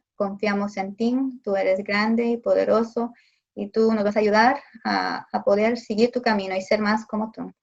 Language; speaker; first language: Spanish; early bilingual, heritage; Spanish